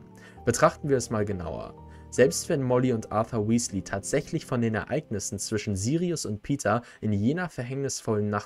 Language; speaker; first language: German; native; German